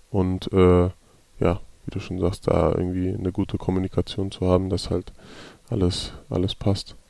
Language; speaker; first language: German; native; German